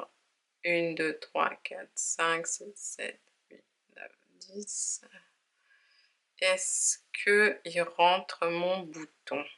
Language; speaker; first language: French; native; French